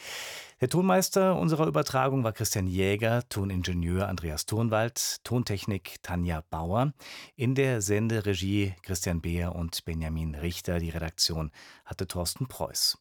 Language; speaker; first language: German; native; German